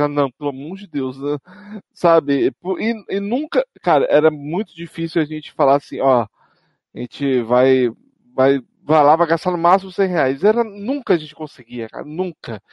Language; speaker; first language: Portuguese; native; Portuguese